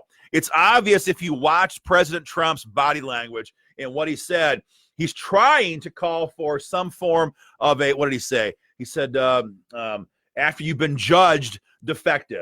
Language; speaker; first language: English; native; English